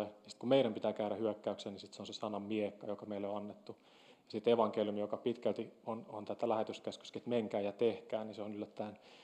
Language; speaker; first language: Finnish; native; Finnish